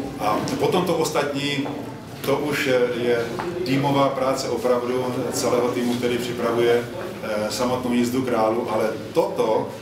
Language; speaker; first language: Czech; native; Czech